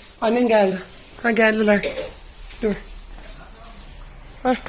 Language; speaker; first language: Turkish; early bilingual, heritage; Turkish